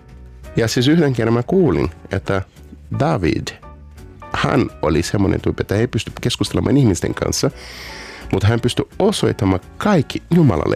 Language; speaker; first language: Finnish; non-native, fluent; Portuguese